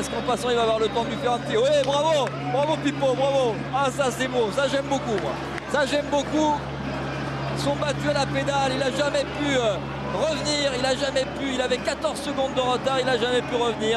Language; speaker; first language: French; native; French